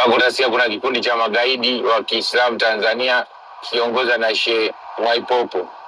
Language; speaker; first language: Swahili; non-native, local second language; Sukuma